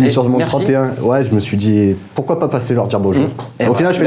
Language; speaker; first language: French; native; French